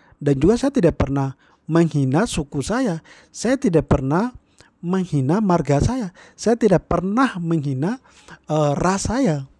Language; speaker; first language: Indonesian; native; Indonesian